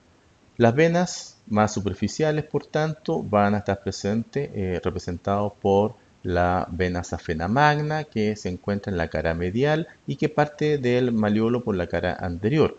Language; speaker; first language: Spanish; native; Spanish